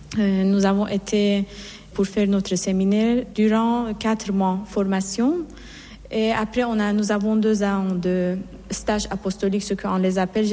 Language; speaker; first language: French; non-native, fluent; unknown